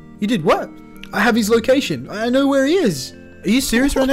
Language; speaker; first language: English; native; English